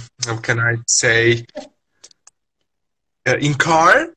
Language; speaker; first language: English; non-native, learner; Turkish